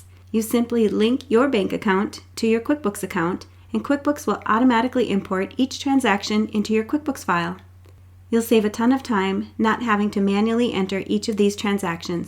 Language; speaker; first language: English; native; English